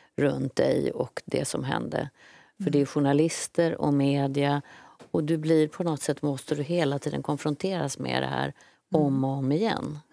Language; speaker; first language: Swedish; native; Swedish